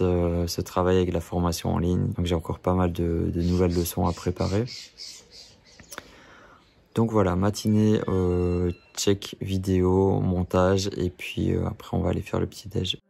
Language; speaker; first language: French; native; French